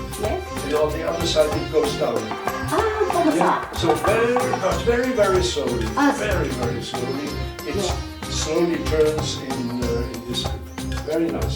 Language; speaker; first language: English; non-native, learner; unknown